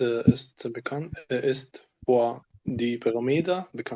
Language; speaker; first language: German; non-native, learner; Arabic